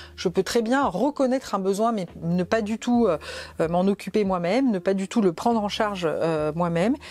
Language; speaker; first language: French; native; French